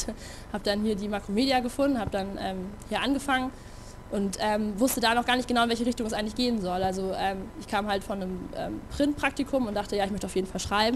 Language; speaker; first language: German; native; German